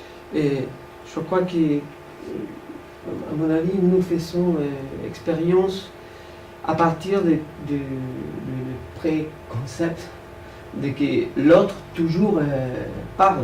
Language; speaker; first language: French; non-native, fluent; Spanish